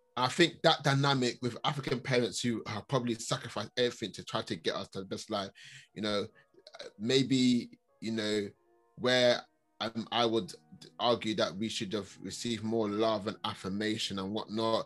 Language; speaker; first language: English; native; English